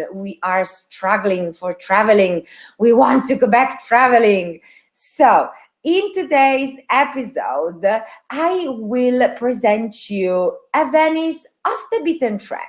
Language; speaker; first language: English; non-native, fluent; Italian